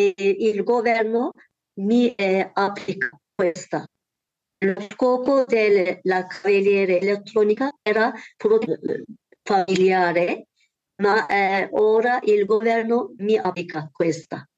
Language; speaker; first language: Italian; non-native, learner; Turkish